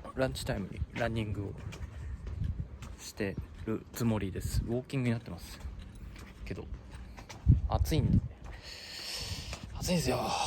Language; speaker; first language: Japanese; native; Japanese